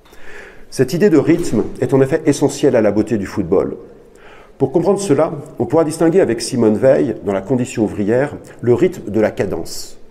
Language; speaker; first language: French; native; French